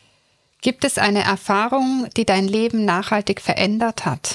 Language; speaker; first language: German; native; German